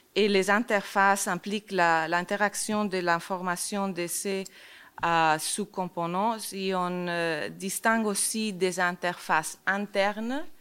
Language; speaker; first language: French; non-native, fluent; Spanish